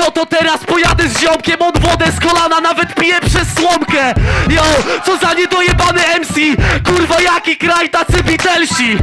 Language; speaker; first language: Polish; native; Polish